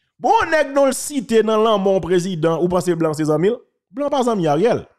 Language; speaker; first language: French; non-native, local second language; Haitian Creole